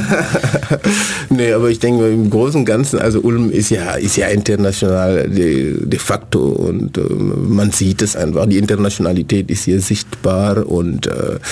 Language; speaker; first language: German; non-native, fluent; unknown